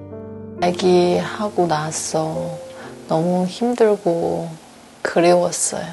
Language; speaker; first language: Korean; non-native, learner; Chinese